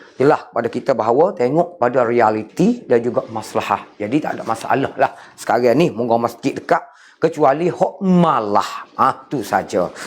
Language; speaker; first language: Malay; native; Malay